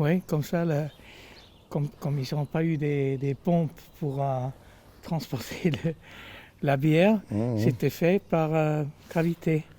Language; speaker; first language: French; non-native, fluent; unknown